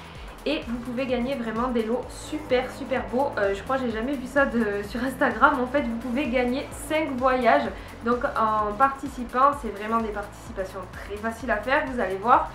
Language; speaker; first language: French; native; French